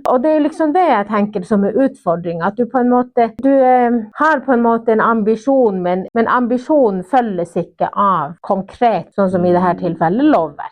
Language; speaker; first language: Norwegian; non-native, local second language; Northern Sami